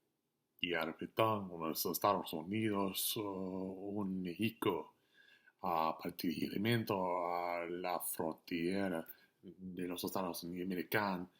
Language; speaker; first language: Spanish; non-native, learner; English